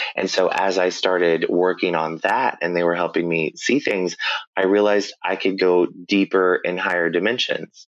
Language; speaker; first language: English; native; English